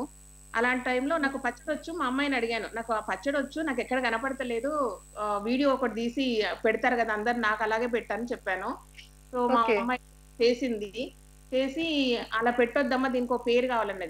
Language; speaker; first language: Telugu; native; Telugu